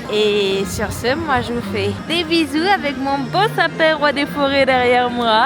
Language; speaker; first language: French; native; French